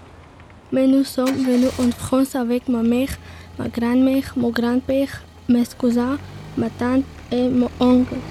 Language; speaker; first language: French; early bilingual, other home language; Bulgarian